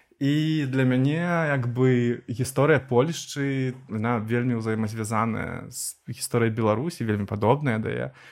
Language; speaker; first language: Belarusian; non-native, local second language; Russian